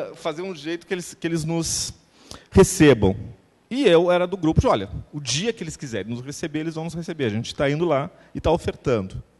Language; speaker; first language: Portuguese; native; Portuguese